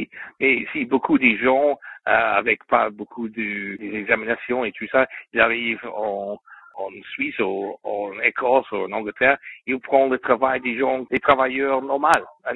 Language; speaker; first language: French; non-native, learner; English